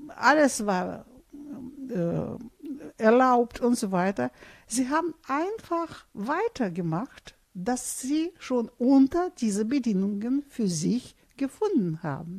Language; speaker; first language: German; non-native, fluent; Russian